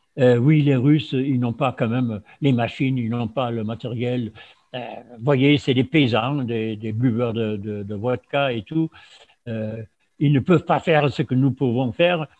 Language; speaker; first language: French; non-native, fluent; German